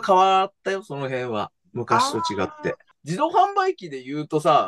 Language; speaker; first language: Japanese; native; Japanese